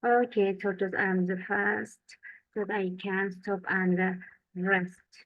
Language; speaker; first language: English; non-native, learner; Kazakh